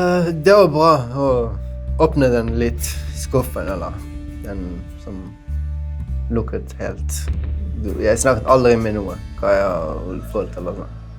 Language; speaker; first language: Norwegian; non-native, learner; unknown